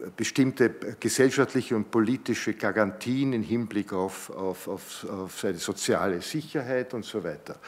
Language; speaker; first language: German; native; German